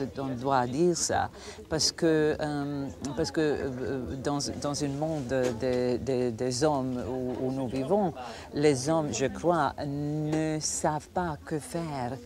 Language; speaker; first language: French; non-native, fluent; Croatian